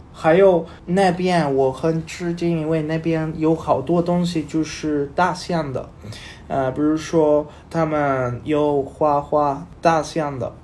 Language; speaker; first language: Chinese; non-native, learner; Spanish